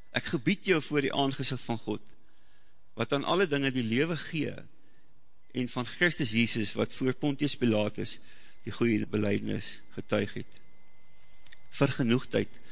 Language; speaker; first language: Afrikaans; native; Afrikaans